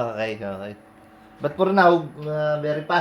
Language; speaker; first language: English; non-native, learner; Filipino